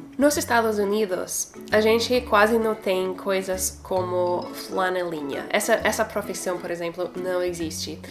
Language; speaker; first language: Portuguese; non-native, fluent; English